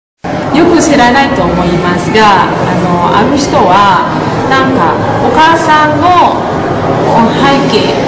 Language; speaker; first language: Japanese; non-native, fluent; Indonesian